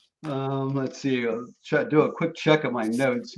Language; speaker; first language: English; native; English